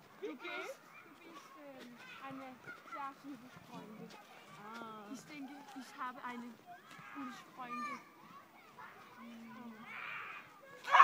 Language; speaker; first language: German; non-native, learner; Danish